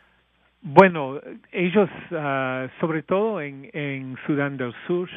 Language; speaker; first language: Spanish; non-native, fluent; English